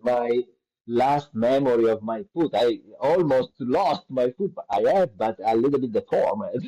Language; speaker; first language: English; non-native, learner; Italian